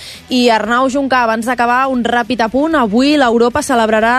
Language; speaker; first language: Catalan; native; Catalan